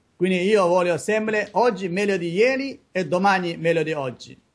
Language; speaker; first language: Italian; non-native, learner; Chinese